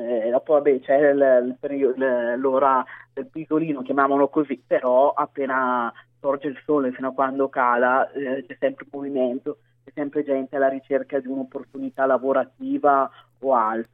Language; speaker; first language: Italian; native; Italian